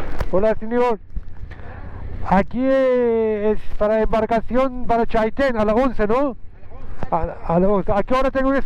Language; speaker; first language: Spanish; non-native, learner; Persian